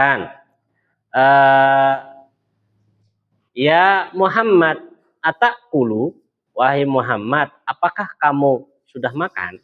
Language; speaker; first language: Indonesian; native; Indonesian